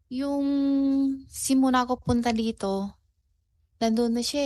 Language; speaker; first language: Filipino; non-native, learner; Chinese